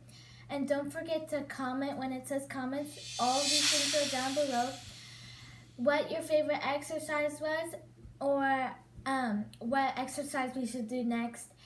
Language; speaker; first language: English; native; English